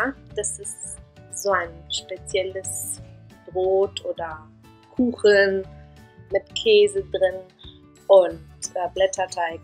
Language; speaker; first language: German; non-native, fluent; Bulgarian